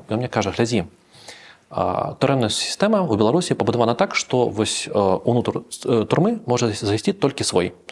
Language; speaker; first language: Belarusian; non-native, local second language; Russian